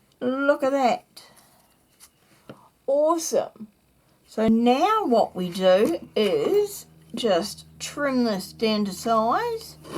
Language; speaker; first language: English; native; English